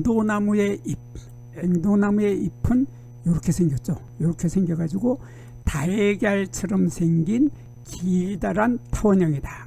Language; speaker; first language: Korean; native; Korean